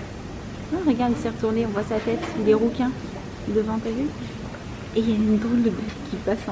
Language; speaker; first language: French; native; French